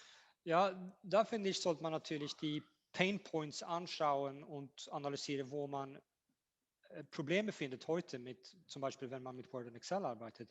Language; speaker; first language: German; non-native, fluent; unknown